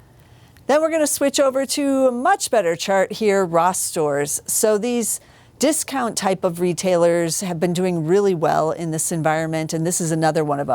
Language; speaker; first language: English; native; English